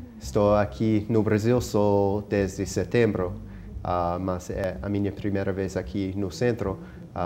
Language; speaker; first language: Portuguese; non-native, fluent; English